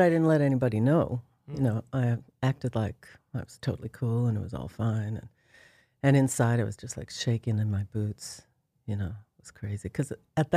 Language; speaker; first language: English; native; English